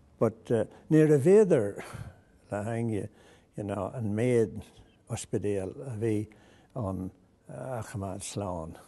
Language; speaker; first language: Irish; non-native, local second language; English